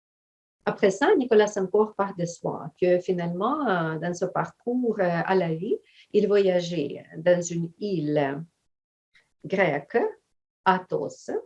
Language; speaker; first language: French; non-native, fluent; Ukrainian